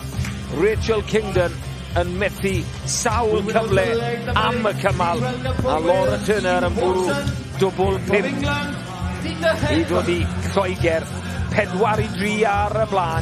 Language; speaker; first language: Welsh; native; Welsh